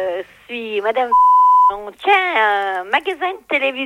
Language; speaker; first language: French; native; French